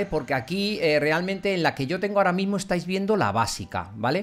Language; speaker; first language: Spanish; native; Spanish